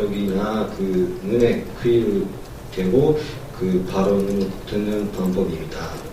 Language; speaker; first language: Korean; non-native, learner; Japanese